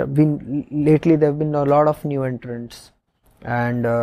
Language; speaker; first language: Hindi; non-native, local second language; Odia